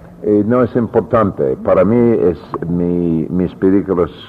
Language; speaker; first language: Spanish; non-native, learner; English